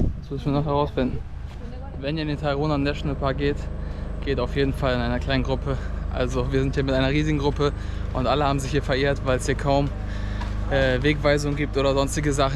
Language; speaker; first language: German; native; German